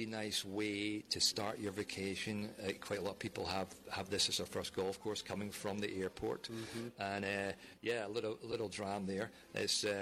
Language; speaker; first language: English; native; English